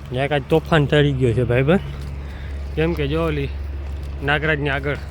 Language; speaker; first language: Gujarati; native; Gujarati